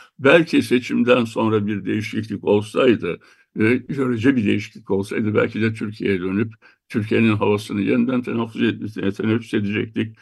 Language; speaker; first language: Turkish; native; Turkish